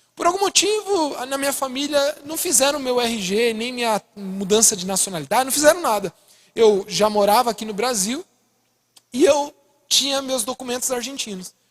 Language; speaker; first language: Portuguese; early bilingual, other home language; Spanish